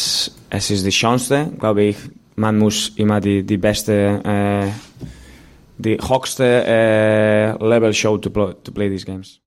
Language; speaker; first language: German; non-native, learner; Spanish